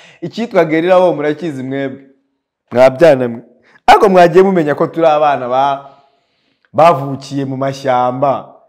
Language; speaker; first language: Kinyarwanda; early bilingual, heritage; Kinyarwanda